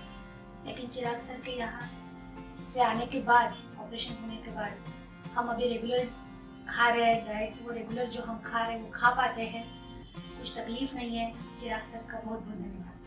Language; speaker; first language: Hindi; non-native, local second language; Marathi